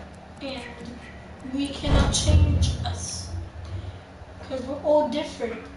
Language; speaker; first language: English; native; English